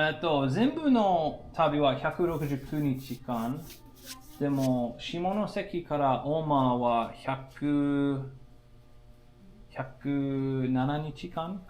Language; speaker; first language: Japanese; non-native, learner; English